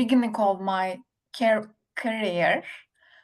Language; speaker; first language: English; non-native, learner; Turkish